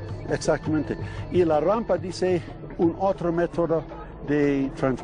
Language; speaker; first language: Spanish; non-native, learner; English